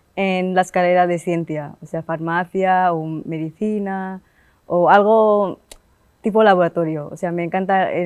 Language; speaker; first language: Spanish; non-native, fluent; Vietnamese